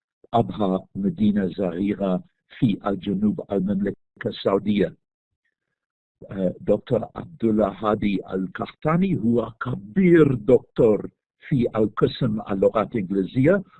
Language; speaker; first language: Arabic; non-native, learner; English